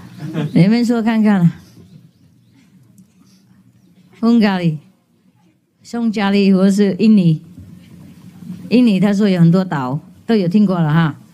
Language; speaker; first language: Chinese; non-native, fluent; Vietnamese